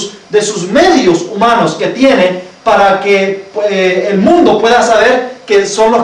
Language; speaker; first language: Spanish; native; Spanish